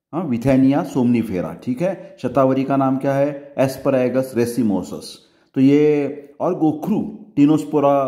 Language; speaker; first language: Hindi; non-native, local second language; Marathi